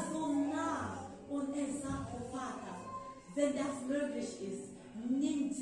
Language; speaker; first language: German; non-native, fluent; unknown